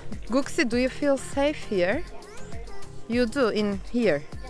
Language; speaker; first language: English; non-native, fluent; Turkish